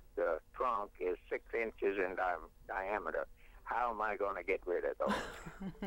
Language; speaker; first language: English; native; English